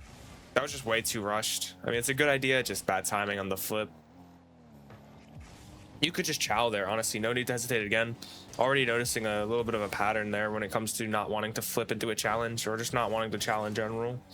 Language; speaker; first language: English; native; English